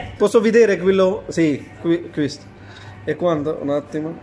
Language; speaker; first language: Italian; non-native, learner; Urdu